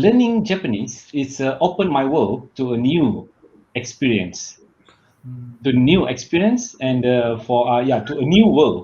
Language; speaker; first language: English; non-native, learner; Malay